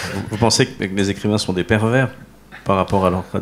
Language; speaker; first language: French; native; French